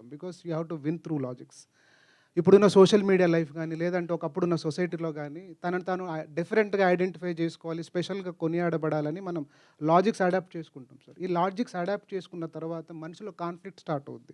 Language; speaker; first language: Telugu; native; Telugu